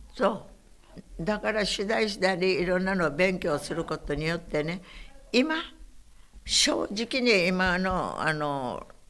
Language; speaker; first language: Japanese; native; Japanese